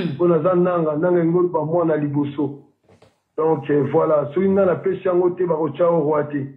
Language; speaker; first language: Lingala; non-native, local second language; Kongo